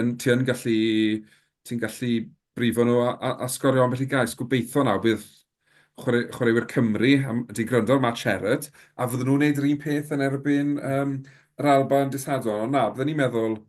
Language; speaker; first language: Welsh; native; Welsh